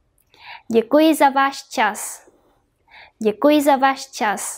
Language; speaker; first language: Czech; non-native, fluent; Vietnamese